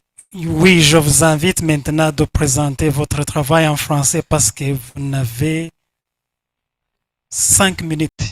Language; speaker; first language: French; non-native, fluent; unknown